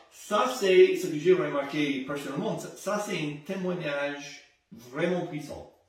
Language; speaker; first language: French; non-native, fluent; English